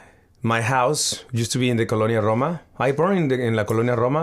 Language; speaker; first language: English; non-native, learner; Spanish